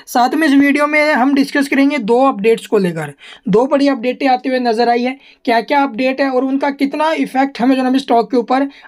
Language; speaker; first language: Hindi; native; Hindi